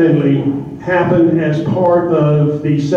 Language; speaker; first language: English; native; English